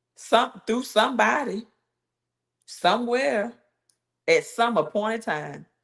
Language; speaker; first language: English; native; English